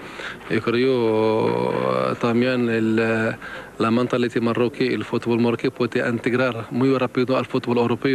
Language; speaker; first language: Dutch; non-native, learner; Arabic